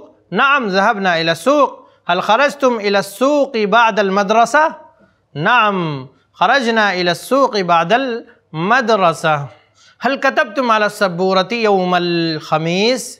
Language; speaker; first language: Arabic; non-native, fluent; Urdu